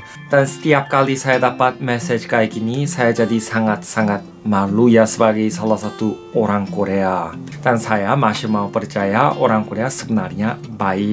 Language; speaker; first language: Indonesian; non-native, fluent; Korean